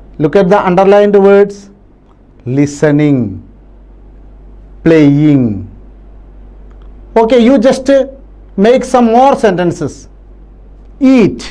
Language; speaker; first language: English; non-native, local second language; Malayalam